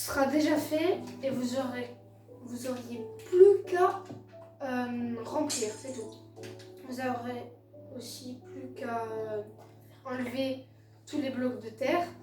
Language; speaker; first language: French; native; French